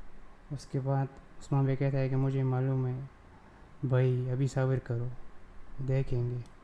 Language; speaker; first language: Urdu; non-native, local second language; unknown